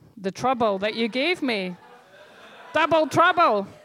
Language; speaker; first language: English; native; English